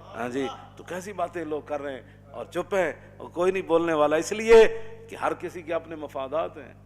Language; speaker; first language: Urdu; non-native, local second language; Punjabi